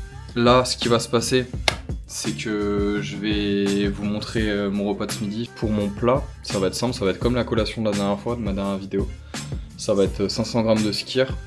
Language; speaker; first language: French; native; French